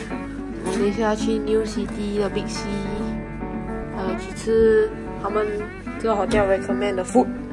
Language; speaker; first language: Chinese; native; Chinese